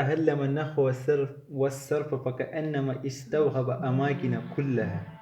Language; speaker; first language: Arabic; non-native, learner; Urdu